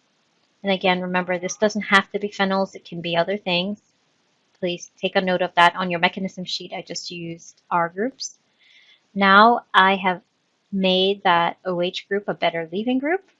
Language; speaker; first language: English; native; English